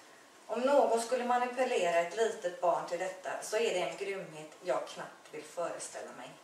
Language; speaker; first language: Swedish; native; Swedish